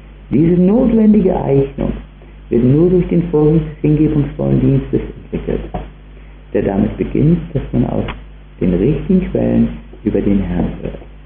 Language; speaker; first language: German; native; German